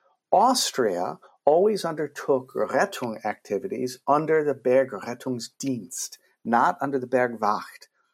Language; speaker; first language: English; native; English